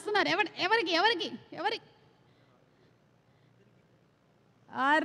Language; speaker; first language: Telugu; native; Telugu